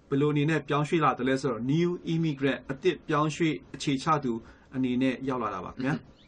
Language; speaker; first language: Burmese; native; Burmese